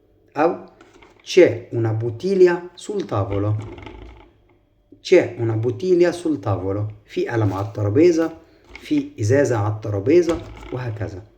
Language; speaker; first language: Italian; non-native, fluent; Arabic